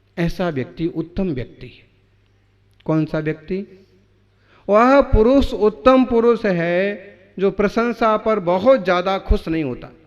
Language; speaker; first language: Hindi; native; Hindi